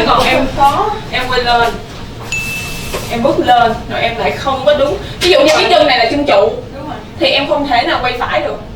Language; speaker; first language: Vietnamese; native; Vietnamese